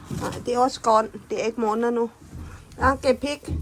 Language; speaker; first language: Danish; non-native, learner; Thai